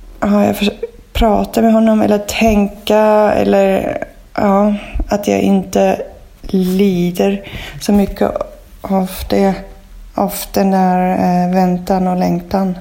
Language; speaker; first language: Swedish; non-native, fluent; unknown